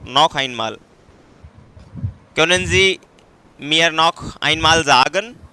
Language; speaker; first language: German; non-native, learner; Hindi